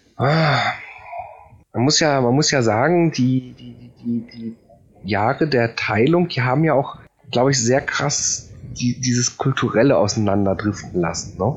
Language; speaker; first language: German; early bilingual, other home language; Polish